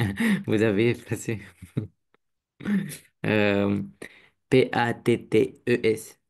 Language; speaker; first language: French; non-native, learner; Romanian